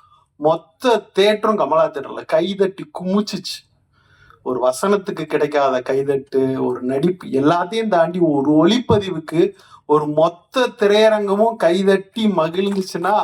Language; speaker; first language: Tamil; native; Tamil